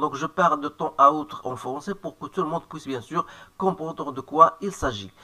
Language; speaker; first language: French; non-native, local second language; Arabic